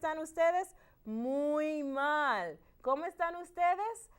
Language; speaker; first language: Spanish; non-native, learner; English